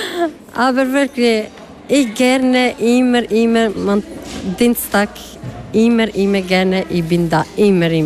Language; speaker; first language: German; non-native, learner; Albanian